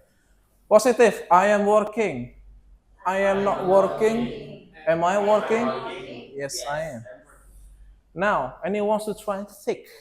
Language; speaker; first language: English; non-native, fluent; Indonesian